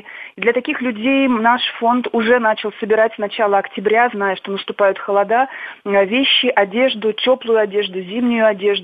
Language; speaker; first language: Russian; native; Russian